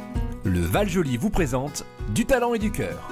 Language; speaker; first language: French; native; French